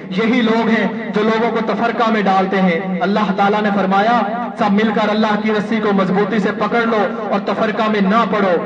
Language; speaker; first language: Urdu; non-native, local second language; Punjabi